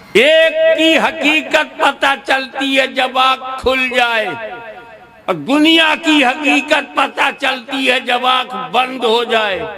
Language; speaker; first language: Hindi; native; Hindi